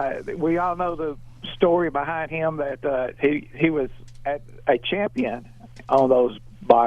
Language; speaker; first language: English; native; English